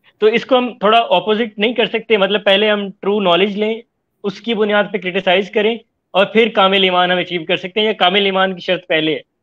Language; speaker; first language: Urdu; native; Urdu